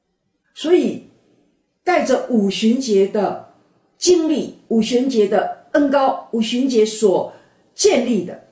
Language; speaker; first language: Chinese; native; Chinese